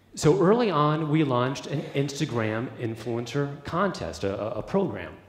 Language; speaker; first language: English; native; English